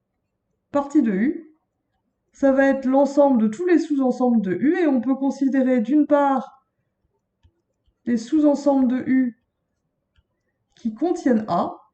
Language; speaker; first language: French; native; French